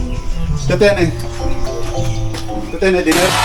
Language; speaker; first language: Spanish; non-native, learner; Filipino